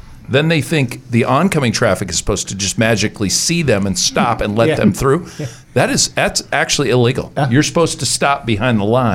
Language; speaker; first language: English; native; English